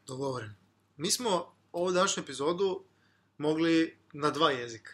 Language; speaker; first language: Serbian; native; Serbian